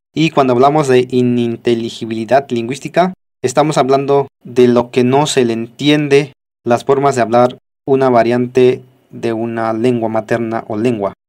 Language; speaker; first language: Spanish; non-native, local second language; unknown